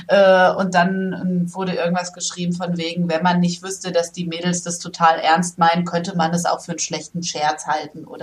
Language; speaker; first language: German; native; German